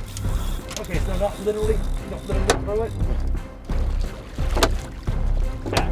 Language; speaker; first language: English; native; English